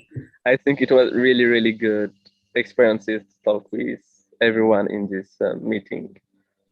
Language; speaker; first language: English; non-native, fluent; French